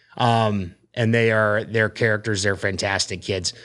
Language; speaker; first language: English; native; English